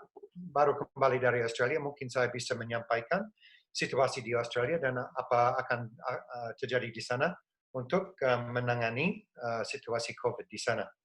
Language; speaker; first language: Indonesian; non-native, fluent; English